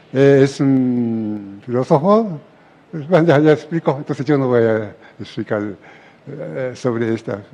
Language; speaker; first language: Spanish; non-native, fluent; Japanese